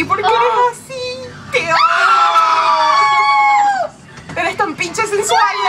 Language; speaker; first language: Spanish; native; Spanish